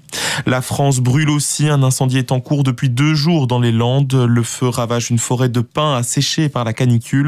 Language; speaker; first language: French; native; French